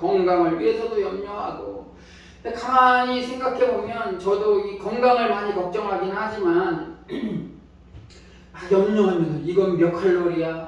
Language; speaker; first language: Korean; native; Korean